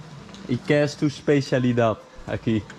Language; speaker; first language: Spanish; non-native, learner; Dutch